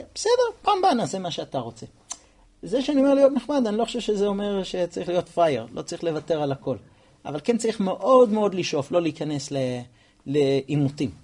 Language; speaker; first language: Hebrew; non-native, fluent; English